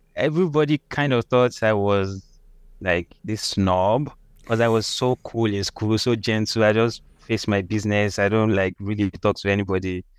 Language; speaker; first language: English; non-native, local second language; Yoruba